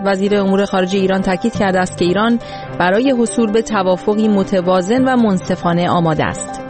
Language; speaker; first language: Persian; native; Persian